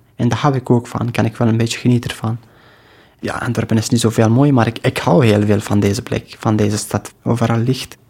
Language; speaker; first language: Dutch; non-native, learner; Persian